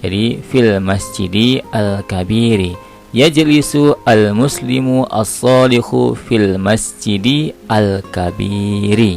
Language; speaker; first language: Arabic; non-native, fluent; Indonesian